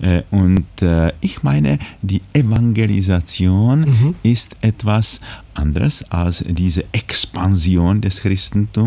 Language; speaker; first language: German; non-native, fluent; Czech